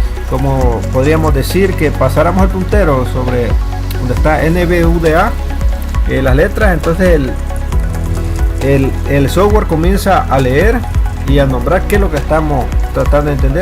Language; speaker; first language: Spanish; native; Spanish